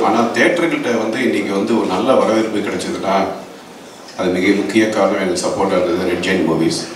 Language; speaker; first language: Tamil; native; Tamil